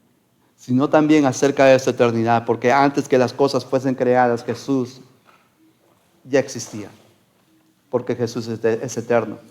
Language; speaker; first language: Spanish; native; Spanish